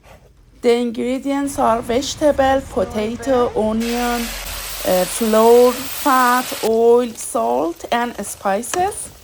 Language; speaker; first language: English; non-native, fluent; Persian